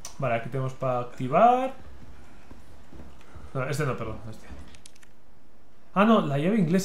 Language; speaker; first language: Spanish; native; Spanish